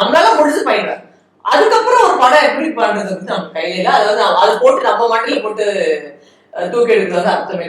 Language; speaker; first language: Tamil; native; Tamil